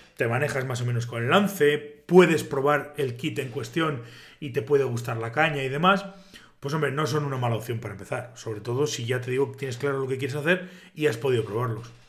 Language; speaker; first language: Spanish; native; Spanish